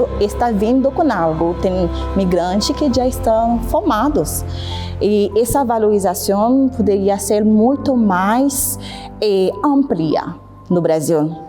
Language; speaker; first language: Portuguese; non-native, fluent; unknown